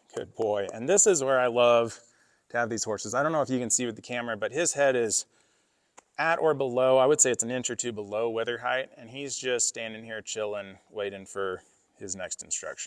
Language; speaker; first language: English; native; English